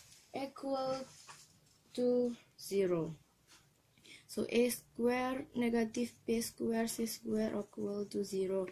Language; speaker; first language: English; non-native, learner; Indonesian